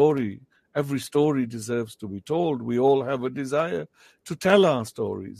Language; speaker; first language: English; non-native, local second language; Pahari-Potwari